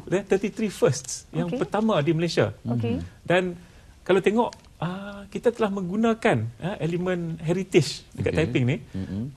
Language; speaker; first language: Malay; native; Malay